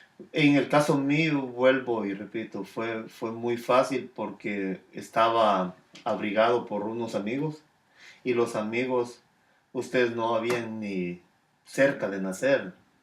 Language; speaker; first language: Spanish; native; Spanish